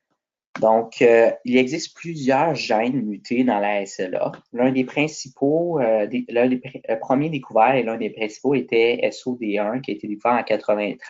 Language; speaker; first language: French; native; French